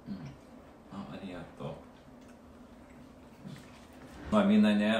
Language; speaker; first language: Japanese; non-native, fluent; Lithuanian